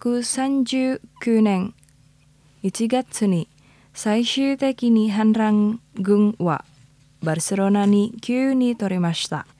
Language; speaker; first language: Japanese; non-native, fluent; Indonesian